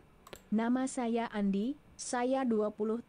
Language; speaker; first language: Indonesian; non-native, learner; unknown